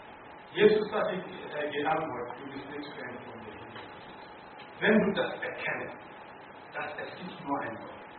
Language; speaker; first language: German; non-native, learner; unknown